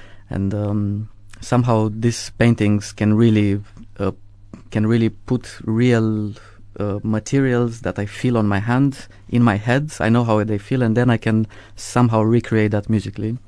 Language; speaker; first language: English; non-native, fluent; Romanian